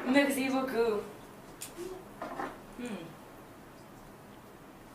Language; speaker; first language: French; non-native, learner; Spanish